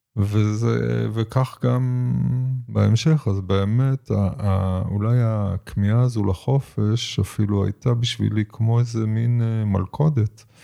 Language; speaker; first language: Hebrew; native; Hebrew